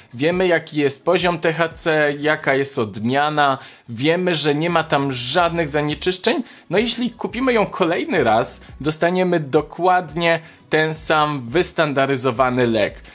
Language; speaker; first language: Polish; native; Polish